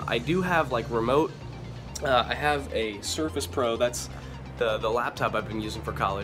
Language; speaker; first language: English; native; English